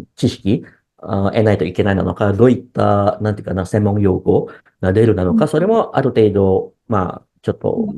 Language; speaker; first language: Japanese; non-native, fluent; Indonesian